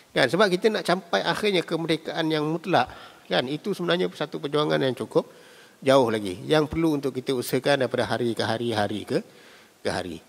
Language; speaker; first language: Malay; native; Malay